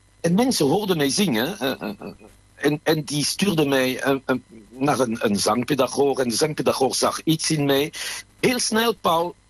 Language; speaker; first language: Dutch; non-native, fluent; French